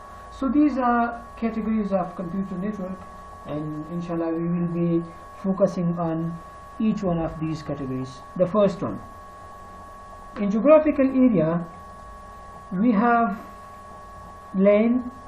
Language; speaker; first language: English; non-native, fluent; Persian